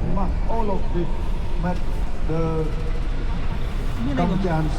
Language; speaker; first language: Dutch; non-native, learner; Khmer